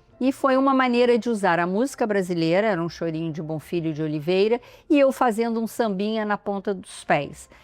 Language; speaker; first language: Portuguese; native; Portuguese